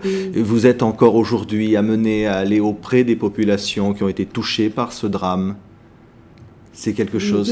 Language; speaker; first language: French; native; French